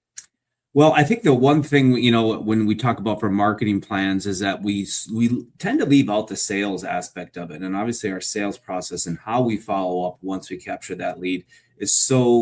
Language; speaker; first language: English; native; English